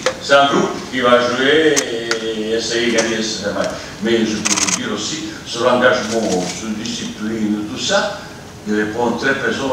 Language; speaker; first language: French; non-native, fluent; Bosnian